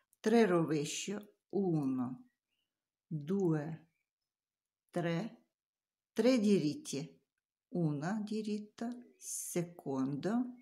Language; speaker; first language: Italian; non-native, learner; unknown